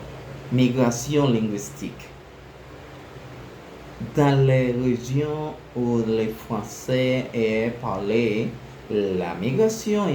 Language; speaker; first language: French; non-native, learner; Spanish